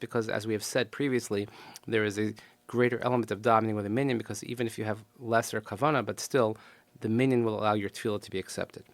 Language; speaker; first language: English; native; English